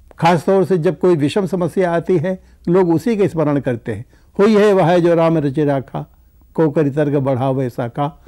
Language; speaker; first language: Hindi; native; Hindi